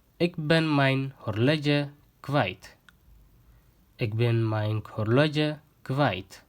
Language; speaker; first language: Dutch; non-native, fluent; Tigrinya